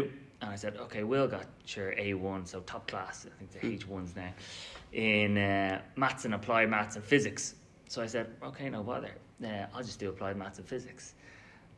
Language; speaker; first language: English; native; English